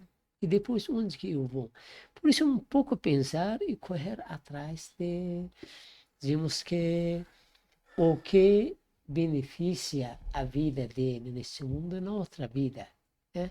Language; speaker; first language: Portuguese; non-native, learner; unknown